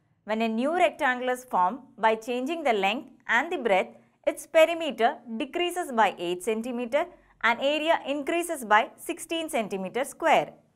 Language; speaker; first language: English; non-native, local second language; Malayalam